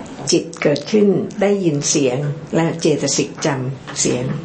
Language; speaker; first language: Thai; native; Thai